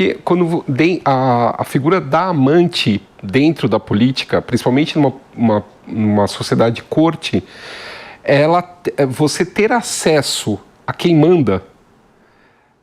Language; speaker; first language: Portuguese; native; Portuguese